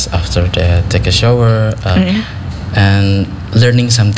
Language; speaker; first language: English; non-native, learner; Indonesian